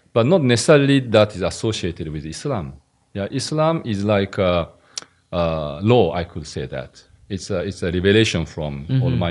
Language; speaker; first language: English; non-native, learner; Japanese